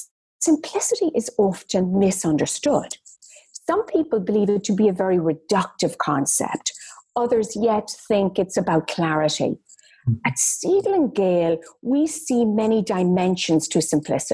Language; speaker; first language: English; native; English